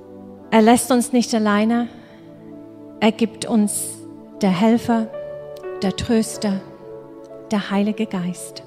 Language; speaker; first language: German; non-native, fluent; English